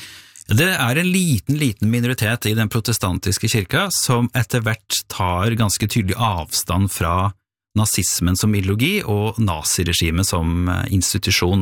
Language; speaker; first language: Norwegian; native; Norwegian